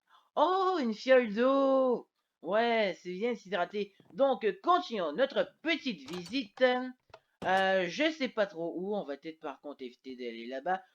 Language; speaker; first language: French; native; French